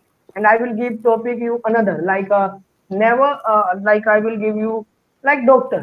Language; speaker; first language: English; non-native, learner; Hindi